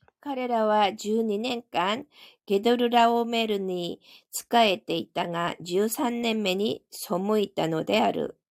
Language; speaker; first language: Japanese; non-native, fluent; Korean